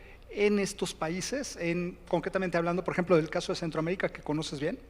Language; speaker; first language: Spanish; native; Spanish